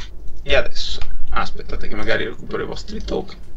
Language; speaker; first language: Italian; native; Italian